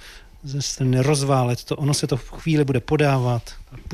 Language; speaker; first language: Czech; native; Czech